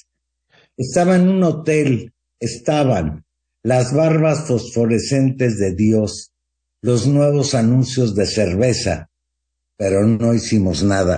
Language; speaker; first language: Spanish; native; Spanish